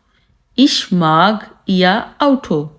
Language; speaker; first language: German; non-native, learner; Urdu